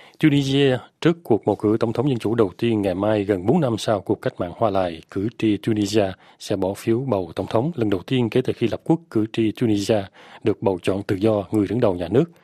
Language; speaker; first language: Vietnamese; native; Vietnamese